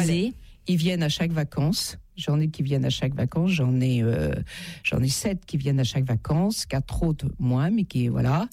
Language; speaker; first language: French; native; French